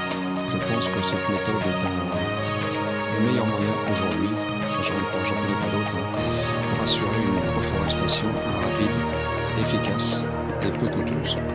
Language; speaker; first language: French; native; French